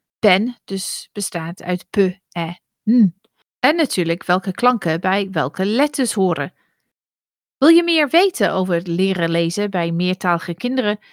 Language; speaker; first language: Dutch; non-native, fluent; English